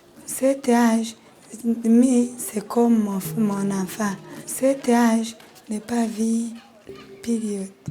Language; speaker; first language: French; non-native, learner; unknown